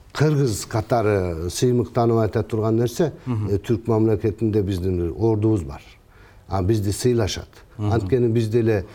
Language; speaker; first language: Kyrgyz; early bilingual, heritage; Kyrgyz